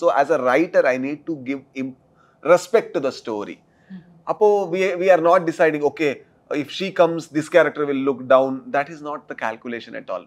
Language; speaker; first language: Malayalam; non-native, learner; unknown